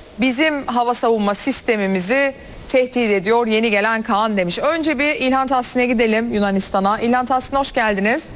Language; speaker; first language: Turkish; native; Turkish